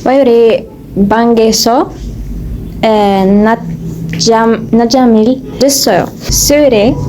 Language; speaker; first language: Korean; non-native, learner; Arabic